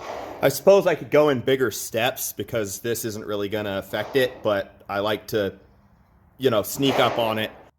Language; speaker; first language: English; native; English